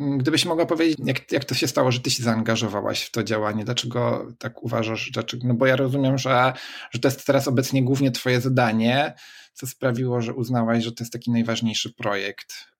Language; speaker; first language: Polish; native; Polish